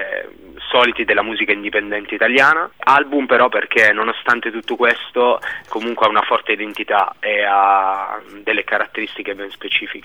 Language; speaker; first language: Italian; native; Italian